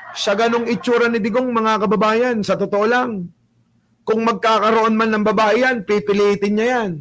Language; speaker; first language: Filipino; non-native, local second language; Pangasinan